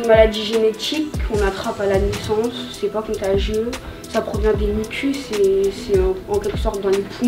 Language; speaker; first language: French; native; French